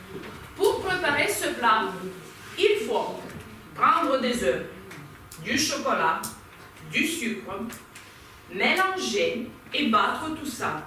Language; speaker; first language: French; non-native, fluent; Ukrainian